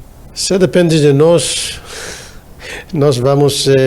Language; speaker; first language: Portuguese; non-native, fluent; Hebrew